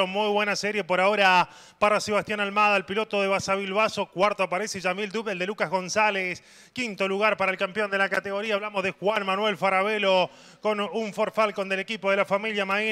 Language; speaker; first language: Spanish; native; Spanish